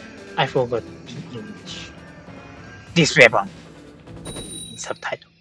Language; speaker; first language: English; non-native, learner; Japanese